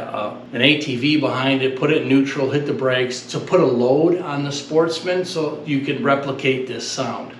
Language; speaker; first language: English; native; English